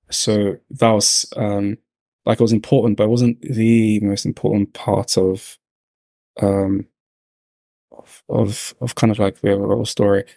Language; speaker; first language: English; native; English